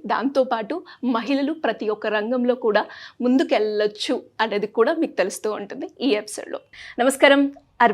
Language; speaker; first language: Telugu; native; Telugu